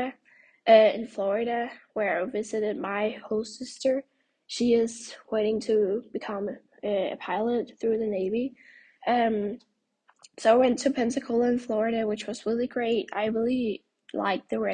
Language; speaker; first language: English; non-native, fluent; Danish